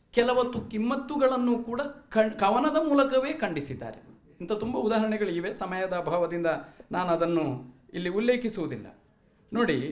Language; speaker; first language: Kannada; non-native, local second language; Malayalam